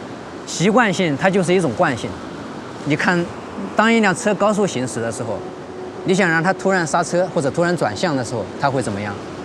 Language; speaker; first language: Chinese; native; Chinese